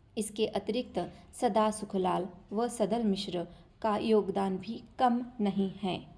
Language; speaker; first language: Hindi; non-native, local second language; Marathi